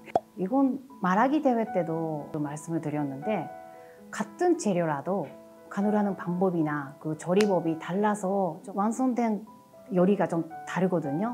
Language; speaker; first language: Korean; non-native, fluent; Japanese